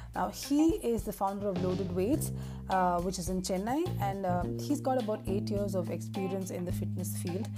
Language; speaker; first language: English; non-native, local second language; Tamil